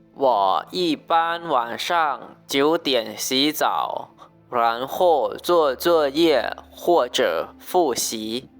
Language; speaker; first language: Chinese; non-native, learner; Lao